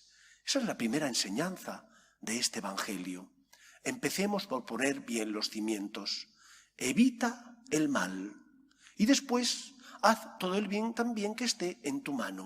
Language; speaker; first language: Spanish; native; Spanish